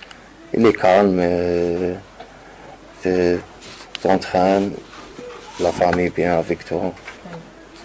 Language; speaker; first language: French; non-native, local second language; Arabic